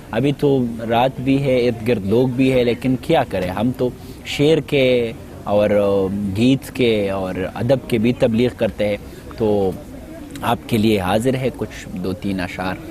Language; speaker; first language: Urdu; non-native, local second language; Pashto